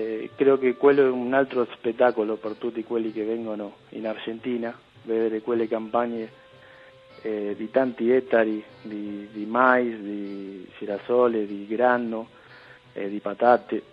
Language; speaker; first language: Italian; early bilingual, heritage; Spanish